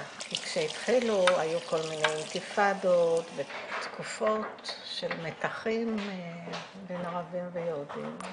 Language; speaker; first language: Hebrew; non-native, local second language; Arabic